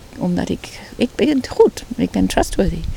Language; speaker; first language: Dutch; early bilingual, heritage; Dutch